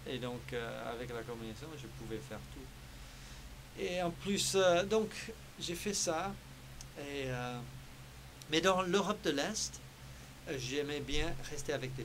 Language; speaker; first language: French; early bilingual, heritage; French